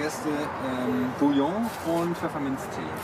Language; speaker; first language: German; native; German